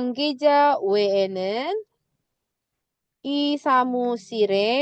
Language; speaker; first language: Korean; non-native, fluent; Indonesian